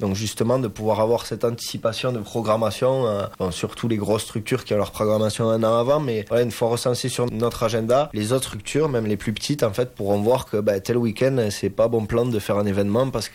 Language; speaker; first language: French; native; French